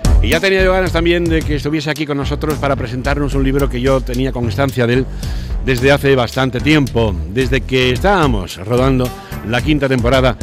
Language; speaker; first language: Spanish; native; Spanish